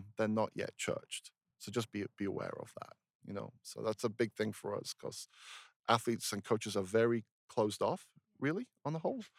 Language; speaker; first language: English; native; English